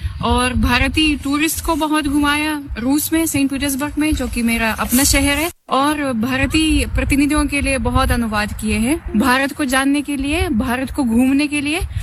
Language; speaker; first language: Hindi; non-native, fluent; Russian